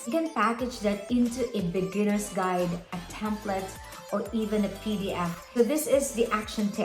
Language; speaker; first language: English; non-native, local second language; Filipino